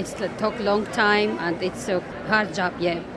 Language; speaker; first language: English; non-native, learner; Arabic